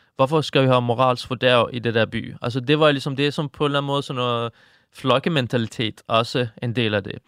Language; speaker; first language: Danish; non-native, fluent; Persian